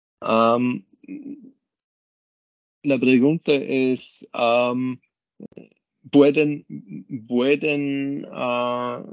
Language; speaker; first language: Spanish; non-native, learner; German